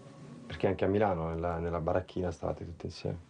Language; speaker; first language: Italian; native; Italian